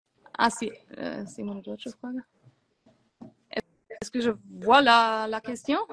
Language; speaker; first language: French; non-native, fluent; German